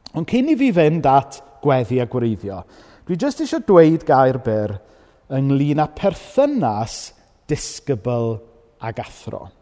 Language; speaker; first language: Welsh; native; Welsh